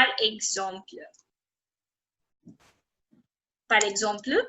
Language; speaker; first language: French; non-native, fluent; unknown